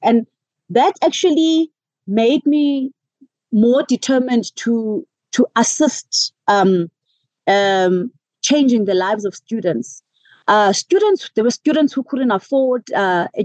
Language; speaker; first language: English; non-native, local second language; Xhosa